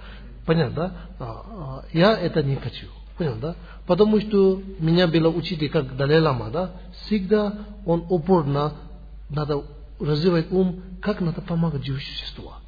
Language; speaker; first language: Russian; non-native, learner; Tibetan